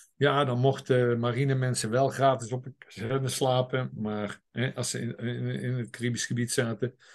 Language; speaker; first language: Dutch; native; Dutch